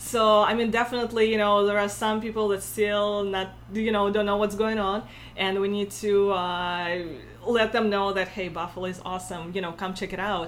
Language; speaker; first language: English; non-native, fluent; Russian